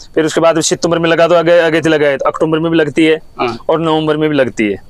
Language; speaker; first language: Hindi; native; Hindi